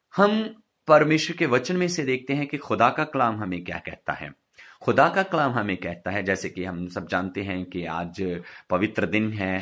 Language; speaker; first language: Hindi; non-native, local second language; Punjabi